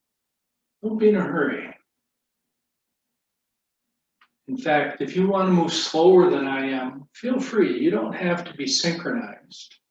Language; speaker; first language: English; native; English